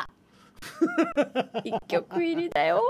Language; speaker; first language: Japanese; native; Japanese